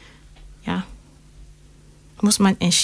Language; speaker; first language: German; non-native, learner; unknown